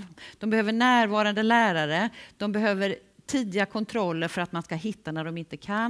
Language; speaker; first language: Swedish; native; Swedish